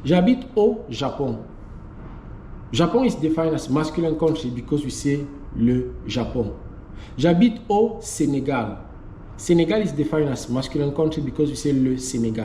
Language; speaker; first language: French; non-native, fluent; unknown